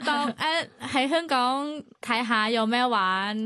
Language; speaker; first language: Cantonese; non-native, fluent; Thai